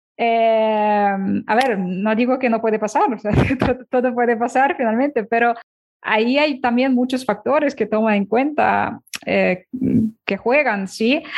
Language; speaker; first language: Spanish; non-native, fluent; Ukrainian